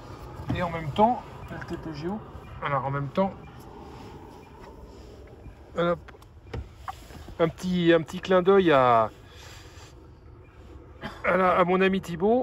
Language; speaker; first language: French; native; French